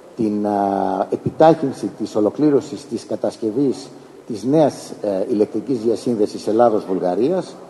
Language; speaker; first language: Greek; native; Greek